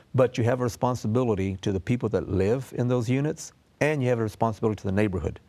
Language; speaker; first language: English; native; English